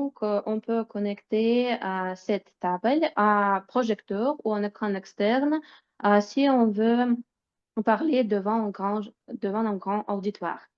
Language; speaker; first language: French; non-native, fluent; Russian